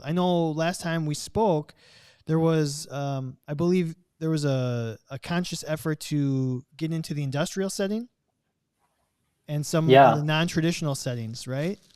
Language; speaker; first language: English; native; English